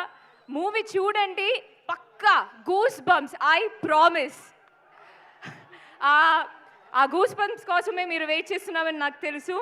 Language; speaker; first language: Telugu; non-native, fluent; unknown